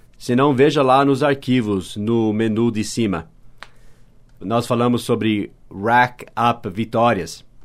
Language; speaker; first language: Portuguese; non-native, fluent; English